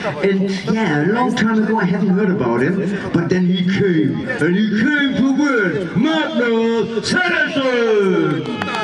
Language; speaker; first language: English; non-native, fluent; German